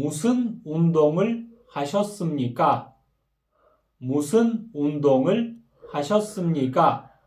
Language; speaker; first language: Korean; non-native, fluent; Kyrgyz